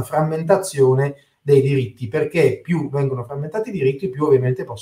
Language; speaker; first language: Italian; native; Italian